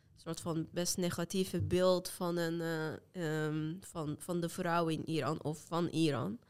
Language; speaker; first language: Dutch; non-native, fluent; Azerbaijani